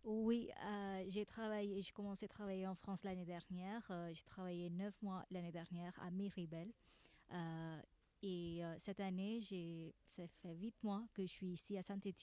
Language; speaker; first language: French; non-native, fluent; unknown